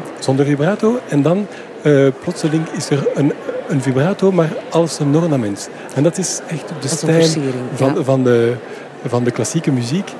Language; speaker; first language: Dutch; non-native, fluent; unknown